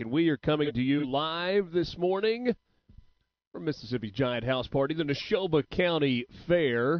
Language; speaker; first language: English; native; English